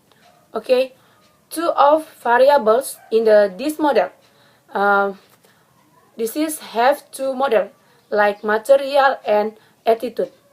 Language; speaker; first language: English; non-native, learner; Indonesian